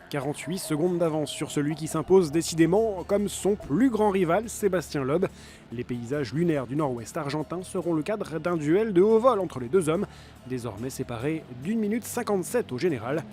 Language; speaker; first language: French; native; French